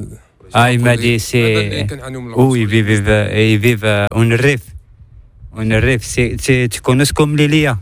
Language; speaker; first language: Spanish; non-native, learner; Arabic